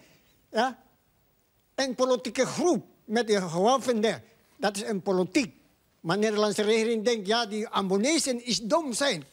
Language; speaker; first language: Dutch; non-native, learner; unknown